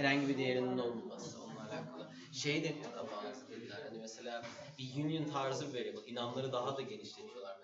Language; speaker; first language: Turkish; native; Turkish